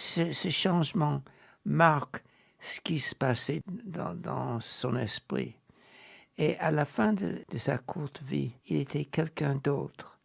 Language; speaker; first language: French; non-native, fluent; English